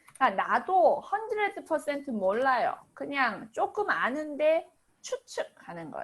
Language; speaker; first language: Korean; native; Korean